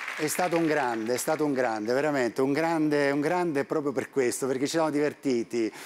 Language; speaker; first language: Italian; native; Italian